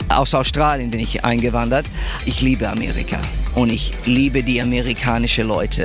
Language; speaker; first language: German; non-native, learner; English